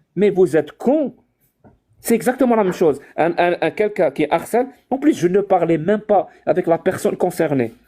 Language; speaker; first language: French; non-native, local second language; Arabic